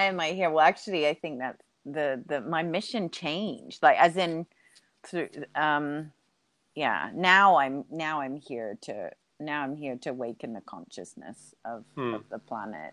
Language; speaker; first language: English; native; English